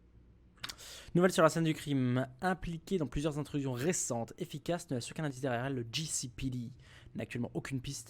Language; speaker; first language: French; native; French